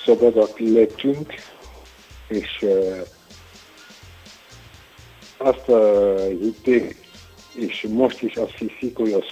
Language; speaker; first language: Hungarian; non-native, learner; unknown